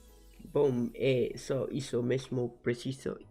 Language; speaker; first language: Spanish; non-native, learner; English